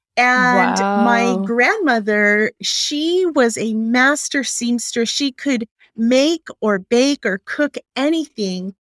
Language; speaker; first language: English; native; English